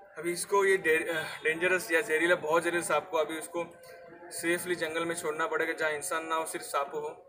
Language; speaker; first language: Hindi; non-native, local second language; Marathi